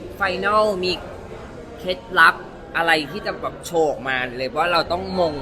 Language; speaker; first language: Thai; native; Thai